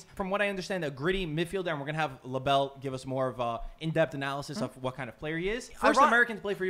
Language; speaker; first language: English; native; English